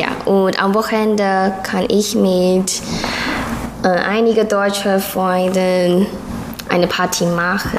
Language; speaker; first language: German; non-native, learner; Chinese